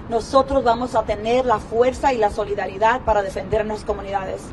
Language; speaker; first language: Spanish; early bilingual, heritage; Spanish